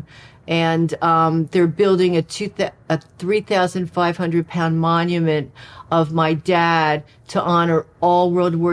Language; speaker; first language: English; native; English